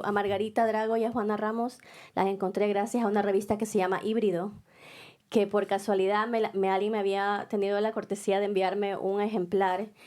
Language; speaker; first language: Spanish; native; Spanish